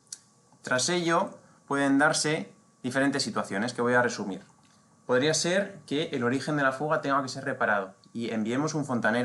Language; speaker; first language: Spanish; native; Spanish